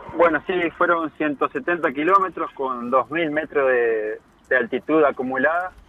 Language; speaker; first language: Spanish; native; Spanish